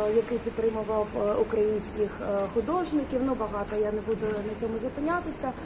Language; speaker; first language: Ukrainian; native; Ukrainian